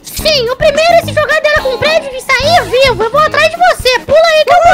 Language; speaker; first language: Portuguese; native; Portuguese